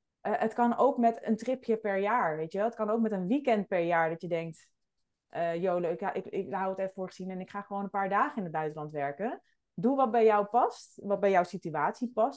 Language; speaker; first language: Dutch; native; Dutch